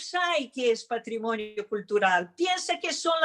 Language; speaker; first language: Spanish; non-native, fluent; Portuguese